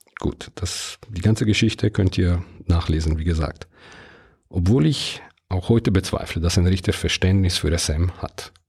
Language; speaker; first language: German; non-native, local second language; Italian